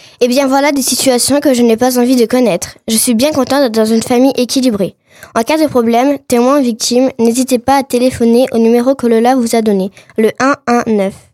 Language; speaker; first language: French; native; French